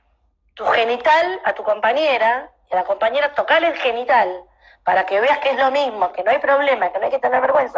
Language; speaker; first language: Spanish; native; Spanish